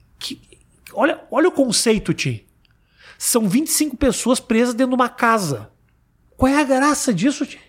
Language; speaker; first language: Portuguese; native; Portuguese